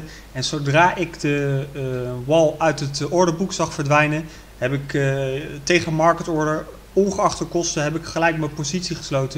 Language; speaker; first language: Dutch; native; Dutch